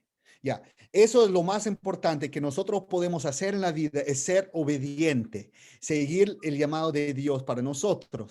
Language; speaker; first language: Spanish; non-native, fluent; English